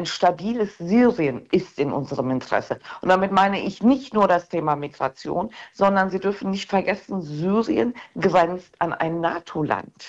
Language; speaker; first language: German; early bilingual, other home language; Turkish